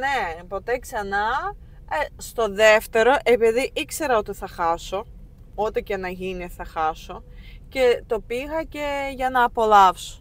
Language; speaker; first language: Greek; non-native, fluent; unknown